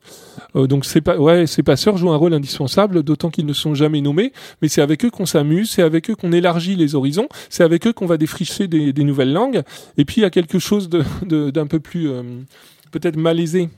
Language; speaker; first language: French; native; French